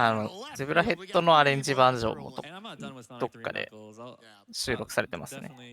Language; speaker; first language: Japanese; native; Japanese